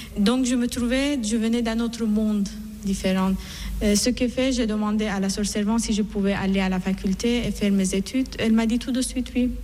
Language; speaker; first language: French; non-native, fluent; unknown